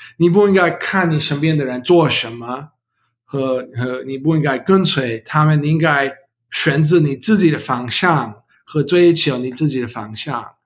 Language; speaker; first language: Chinese; non-native, learner; English